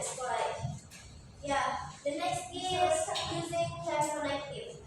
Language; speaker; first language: English; non-native, learner; Indonesian